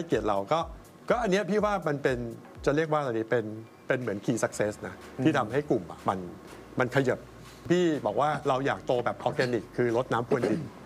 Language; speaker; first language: Thai; native; Thai